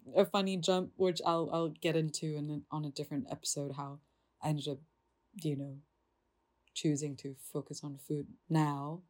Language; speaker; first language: English; non-native, fluent; Indonesian